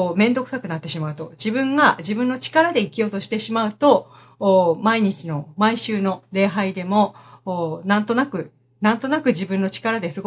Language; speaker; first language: Japanese; native; Japanese